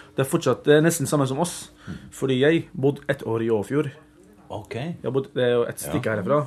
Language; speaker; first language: Norwegian; early bilingual, other home language; Arabic